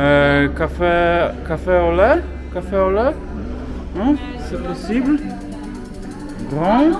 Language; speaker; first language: French; non-native, learner; Polish